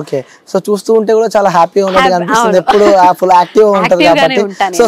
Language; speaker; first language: Telugu; native; Telugu